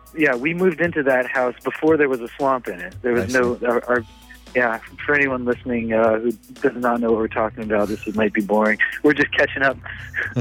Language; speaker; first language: English; native; English